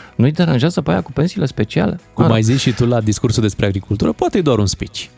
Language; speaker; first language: Romanian; native; Romanian